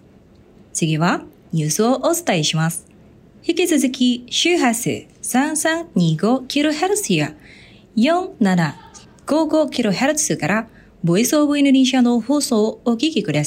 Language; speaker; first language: Japanese; non-native, fluent; Indonesian